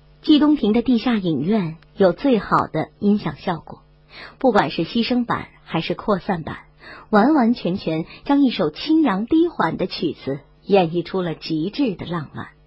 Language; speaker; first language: Chinese; native; Chinese